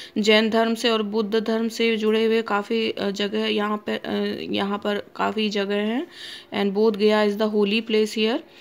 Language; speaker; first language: Hindi; native; Hindi